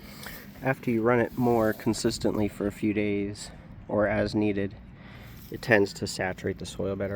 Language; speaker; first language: English; native; English